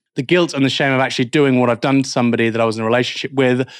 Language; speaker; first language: English; native; English